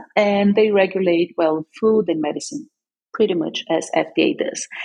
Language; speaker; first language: English; non-native, fluent; Portuguese